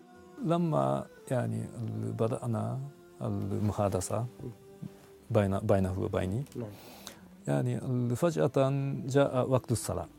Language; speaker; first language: Arabic; non-native, fluent; Japanese